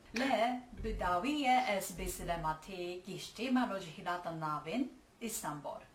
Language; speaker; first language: Kurdish; non-native, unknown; Japanese